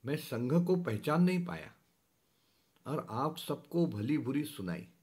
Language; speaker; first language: Hindi; non-native, local second language; Marathi